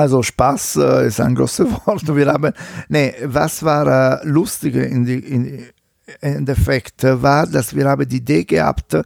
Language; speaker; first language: German; non-native, fluent; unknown